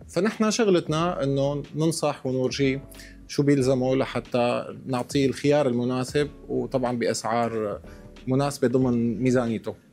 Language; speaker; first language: Arabic; native; Arabic